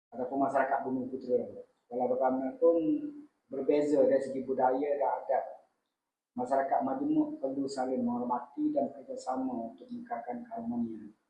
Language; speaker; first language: Malay; native; Malay